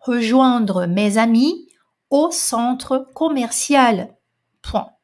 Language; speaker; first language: French; non-native, fluent; Portuguese